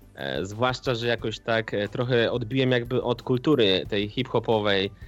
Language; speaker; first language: Polish; native; Polish